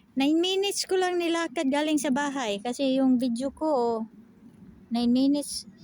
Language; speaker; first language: Filipino; non-native, local second language; Cebuano